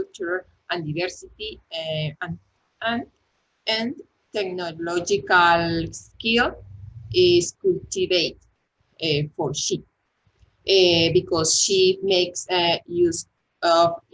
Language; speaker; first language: English; non-native, learner; Spanish